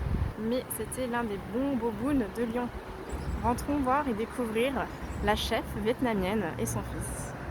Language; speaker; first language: French; native; French